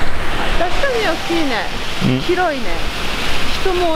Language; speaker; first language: Japanese; non-native, learner; French